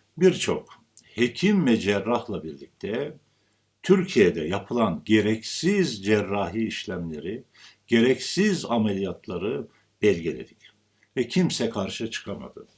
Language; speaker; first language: Turkish; native; Turkish